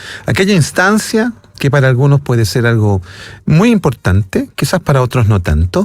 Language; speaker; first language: Spanish; native; Spanish